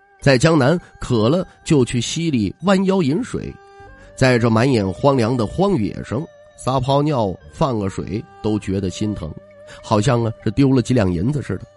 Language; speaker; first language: Chinese; native; Chinese